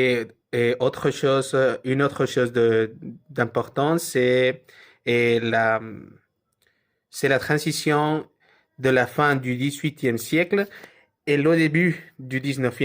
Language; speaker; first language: French; non-native, learner; Spanish